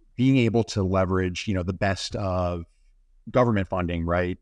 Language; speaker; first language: English; native; English